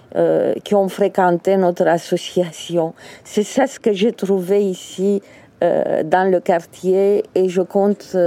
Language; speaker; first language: French; early bilingual, other home language; Romanian